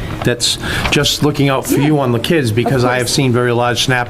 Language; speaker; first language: English; native; English